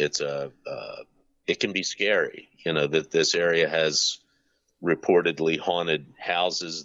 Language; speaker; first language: English; native; English